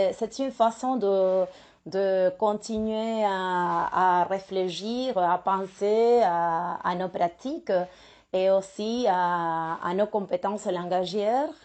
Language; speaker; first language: French; non-native, fluent; Spanish